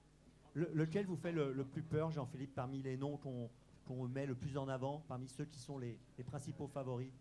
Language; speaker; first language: French; native; French